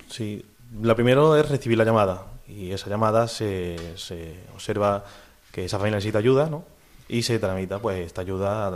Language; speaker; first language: Spanish; native; Spanish